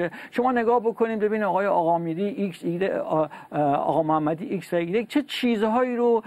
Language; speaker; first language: Persian; native; Persian